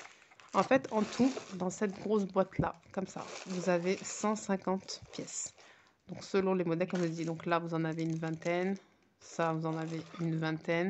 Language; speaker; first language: French; native; French